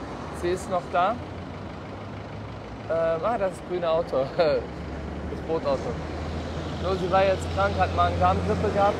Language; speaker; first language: German; non-native, fluent; Turkish